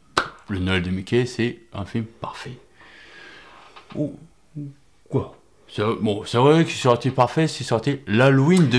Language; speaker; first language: French; native; French